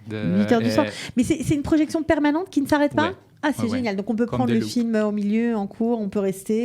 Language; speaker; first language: French; native; French